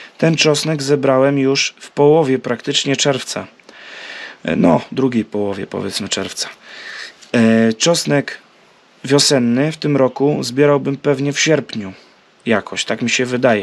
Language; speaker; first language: Polish; native; Polish